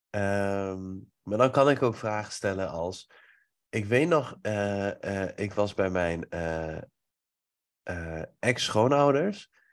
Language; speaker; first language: Dutch; early bilingual, other home language; Persian